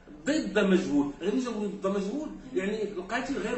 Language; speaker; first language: Arabic; native; Arabic